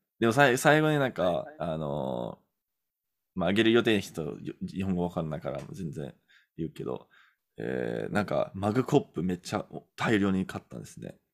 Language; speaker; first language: Japanese; non-native, fluent; English